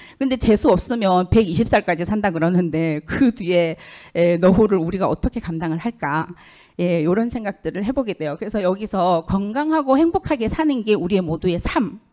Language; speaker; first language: Korean; native; Korean